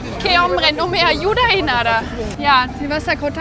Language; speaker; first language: Spanish; non-native, learner; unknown